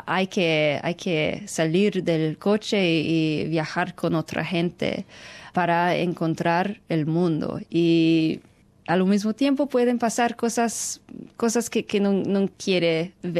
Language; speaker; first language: Spanish; non-native, fluent; English